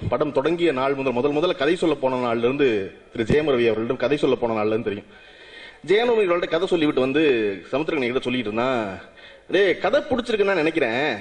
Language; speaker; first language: Tamil; native; Tamil